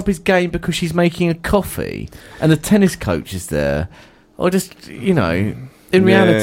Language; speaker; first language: English; native; English